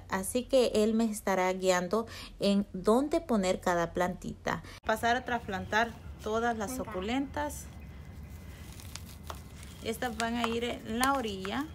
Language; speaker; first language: Spanish; native; Spanish